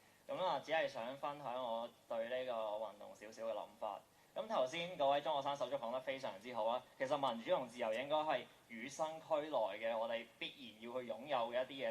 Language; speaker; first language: Cantonese; native; Cantonese